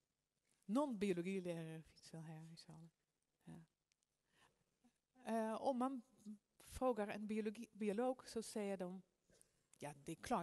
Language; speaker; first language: Swedish; non-native, fluent; Dutch